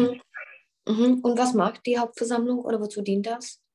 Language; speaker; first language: German; non-native, learner; Czech